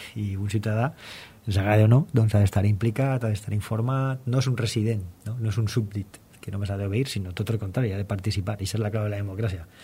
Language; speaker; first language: Catalan; non-native, local second language; Spanish